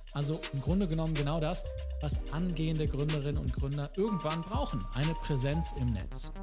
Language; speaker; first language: German; native; German